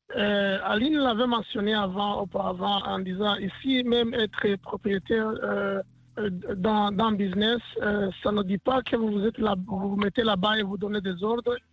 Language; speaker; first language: French; non-native, local second language; Rundi